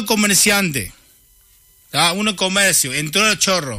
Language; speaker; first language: Spanish; non-native, learner; Chinese